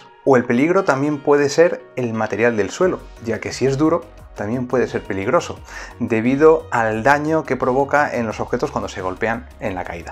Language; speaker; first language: Spanish; native; Spanish